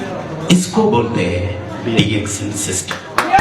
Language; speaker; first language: Hindi; non-native, learner; Nepali